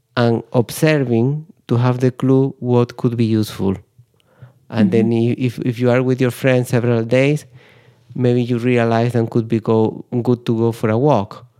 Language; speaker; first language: English; non-native, fluent; Spanish